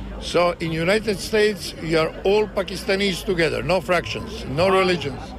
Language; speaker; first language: English; non-native, fluent; Croatian